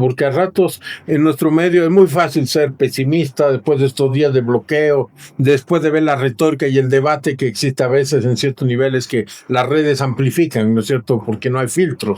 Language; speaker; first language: Spanish; native; Spanish